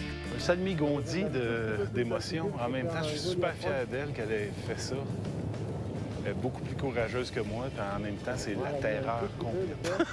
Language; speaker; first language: French; native; French